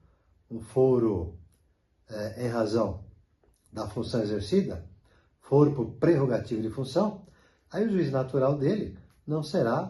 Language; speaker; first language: Portuguese; native; Portuguese